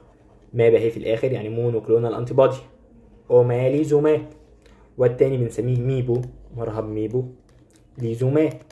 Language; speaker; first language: Arabic; native; Arabic